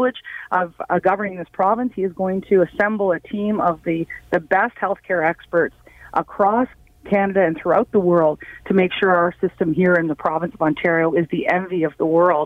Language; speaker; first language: English; native; English